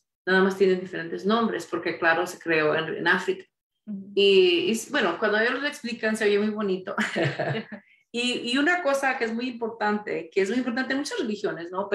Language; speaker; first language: Spanish; early bilingual, heritage; Spanish